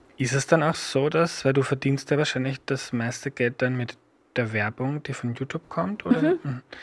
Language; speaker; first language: German; native; German